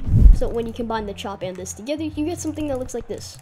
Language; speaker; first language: English; native; English